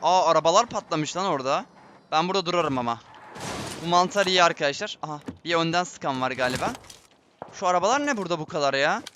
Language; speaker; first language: Turkish; native; Turkish